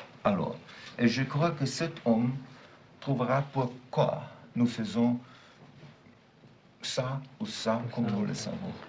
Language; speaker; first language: French; non-native, fluent; German